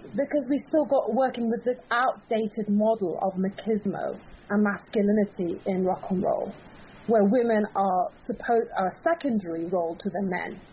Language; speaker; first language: English; early bilingual, other home language; Persian